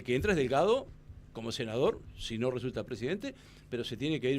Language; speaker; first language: Spanish; native; Spanish